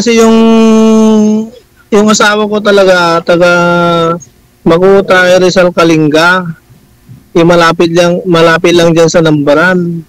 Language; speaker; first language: Filipino; non-native, local second language; Iloko